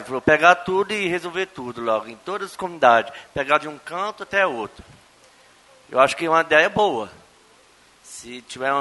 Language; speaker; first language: Portuguese; native; Portuguese